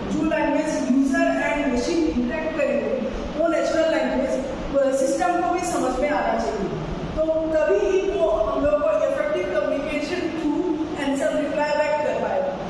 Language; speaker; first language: Hindi; non-native, local second language; Odia